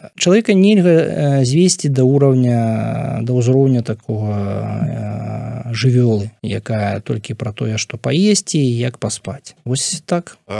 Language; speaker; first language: Belarusian; non-native, local second language; Russian